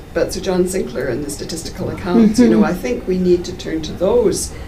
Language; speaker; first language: English; native; English